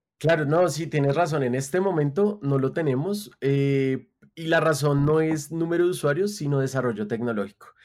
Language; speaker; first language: Spanish; native; Spanish